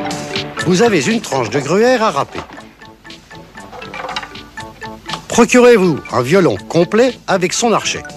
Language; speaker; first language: French; native; French